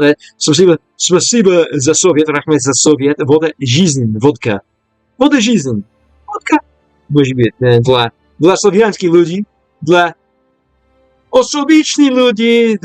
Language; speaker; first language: Russian; non-native, learner; English